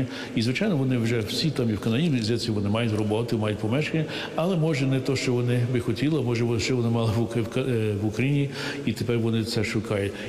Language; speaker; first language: Ukrainian; early bilingual, heritage; English